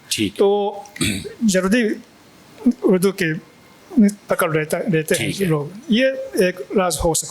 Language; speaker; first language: Hindi; non-native, fluent; Japanese